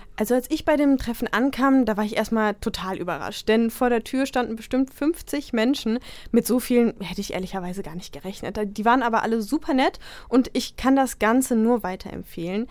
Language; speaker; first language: German; native; German